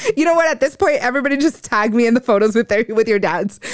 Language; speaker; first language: English; native; English